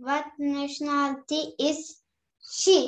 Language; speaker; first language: English; non-native, learner; Turkish